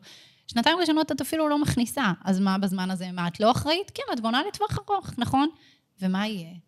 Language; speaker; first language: Hebrew; native; Hebrew